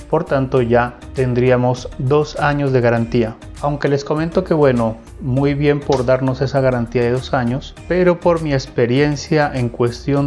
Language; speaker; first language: Spanish; native; Spanish